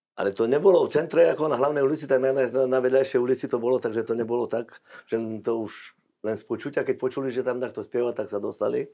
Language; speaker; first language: Slovak; non-native, local second language; Rusyn